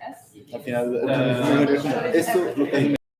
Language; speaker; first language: Spanish; native; Spanish